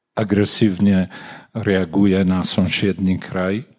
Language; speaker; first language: Polish; non-native, fluent; Kurdish